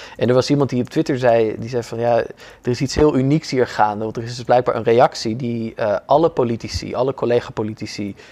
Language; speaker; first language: Dutch; native; Dutch